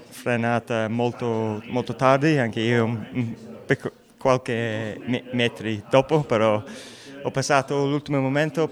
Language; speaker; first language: Italian; non-native, learner; English